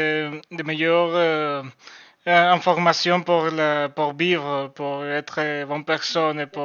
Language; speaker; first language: French; non-native, learner; Spanish